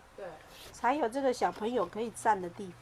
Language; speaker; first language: Chinese; native; Chinese